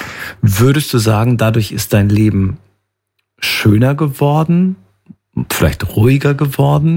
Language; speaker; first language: German; native; German